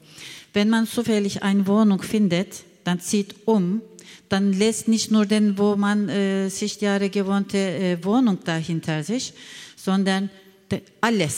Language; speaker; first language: German; non-native, learner; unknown